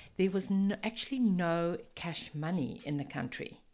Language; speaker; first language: English; non-native, local second language; Afrikaans